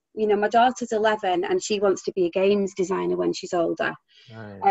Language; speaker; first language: English; native; English